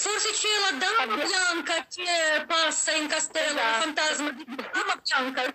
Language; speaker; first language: Italian; non-native, learner; Russian